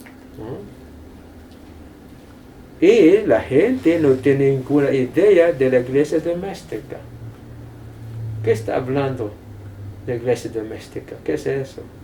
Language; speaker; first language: Spanish; non-native, fluent; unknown